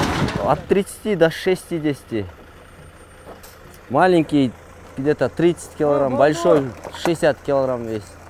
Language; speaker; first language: Russian; non-native, local second language; Kyrgyz